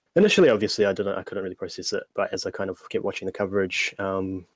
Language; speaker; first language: English; native; English